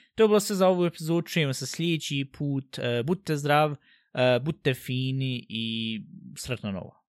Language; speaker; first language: Bosnian; early bilingual, heritage; Bosnian